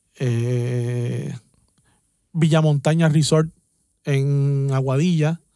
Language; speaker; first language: Spanish; native; Spanish